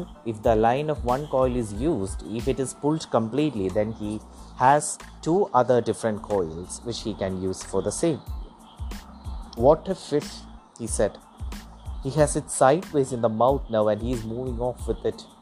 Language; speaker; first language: English; non-native, local second language; Malayalam